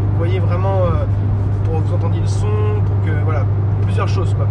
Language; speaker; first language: French; native; French